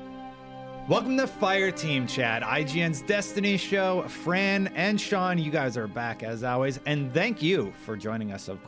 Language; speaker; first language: English; native; English